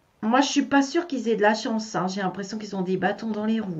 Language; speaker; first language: French; native; French